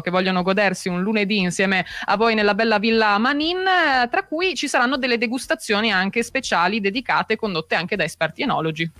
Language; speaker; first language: Italian; native; Italian